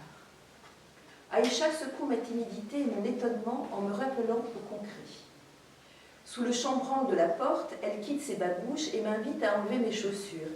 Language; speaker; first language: French; native; French